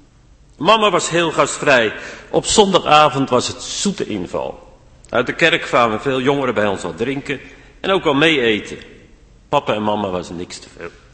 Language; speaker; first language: Dutch; native; Dutch